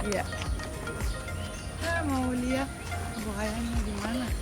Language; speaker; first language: Indonesian; non-native, fluent; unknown